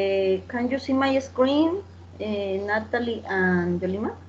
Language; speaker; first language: English; non-native, learner; Spanish